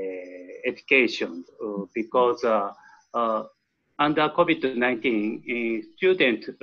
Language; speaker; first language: English; non-native, learner; Japanese